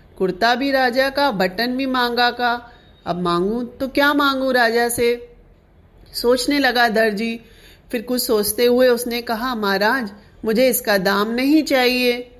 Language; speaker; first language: Hindi; non-native, local second language; Sindhi